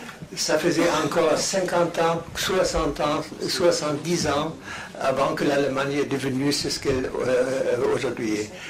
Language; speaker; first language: French; non-native, fluent; German